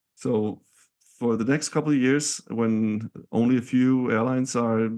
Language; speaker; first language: English; non-native, fluent; Danish